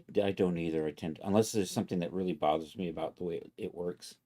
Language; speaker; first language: English; native; English